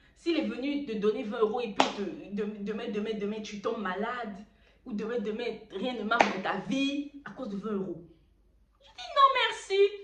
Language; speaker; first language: French; early bilingual, other home language; Lingala